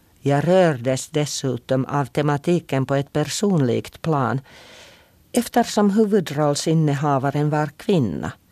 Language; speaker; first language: Swedish; non-native, local second language; Finnish